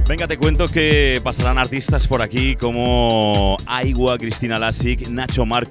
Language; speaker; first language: Spanish; native; Spanish